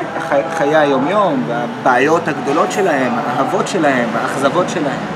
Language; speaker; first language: Hebrew; non-native, local second language; Arabic